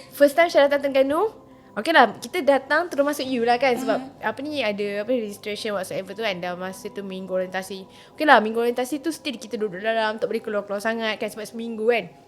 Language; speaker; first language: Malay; native; Malay